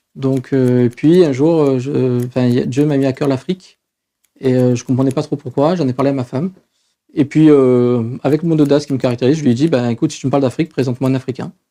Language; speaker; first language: French; native; French